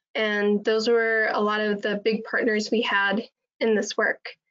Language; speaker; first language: English; native; English